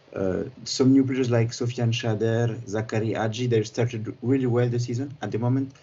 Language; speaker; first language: English; non-native, fluent; French